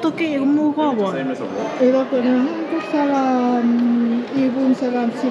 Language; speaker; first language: Korean; non-native, learner; Lao